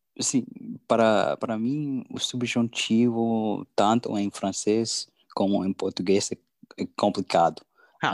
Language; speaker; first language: Portuguese; non-native, learner; English